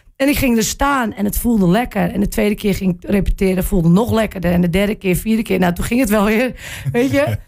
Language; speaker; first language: Dutch; native; Dutch